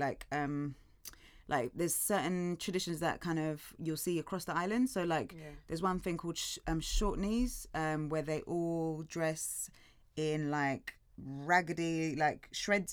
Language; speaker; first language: English; native; English